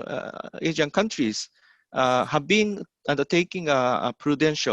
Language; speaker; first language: English; non-native, fluent; Japanese